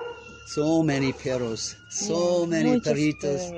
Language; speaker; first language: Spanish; non-native, learner; English